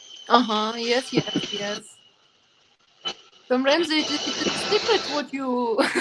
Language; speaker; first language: English; non-native, learner; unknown